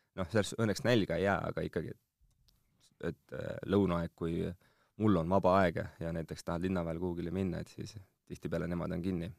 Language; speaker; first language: Estonian; native; Estonian